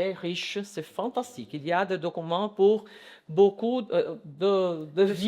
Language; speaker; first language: French; non-native, learner; Portuguese